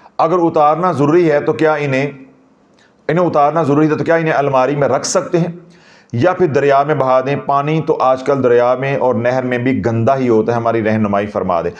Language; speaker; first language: Urdu; non-native, local second language; Punjabi